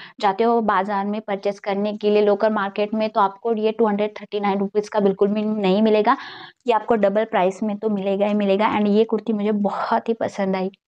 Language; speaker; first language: Hindi; non-native, local second language; Marathi